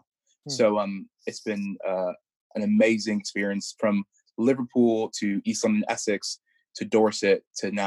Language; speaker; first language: English; native; English